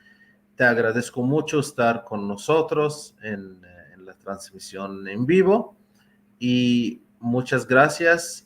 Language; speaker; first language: Spanish; non-native, fluent; Arabic